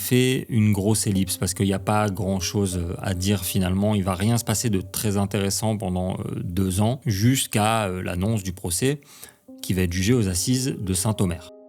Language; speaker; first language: French; native; French